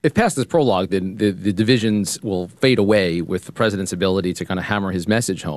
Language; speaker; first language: English; native; English